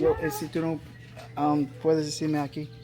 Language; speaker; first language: Spanish; non-native, learner; English